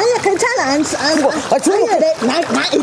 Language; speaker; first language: Korean; non-native, learner; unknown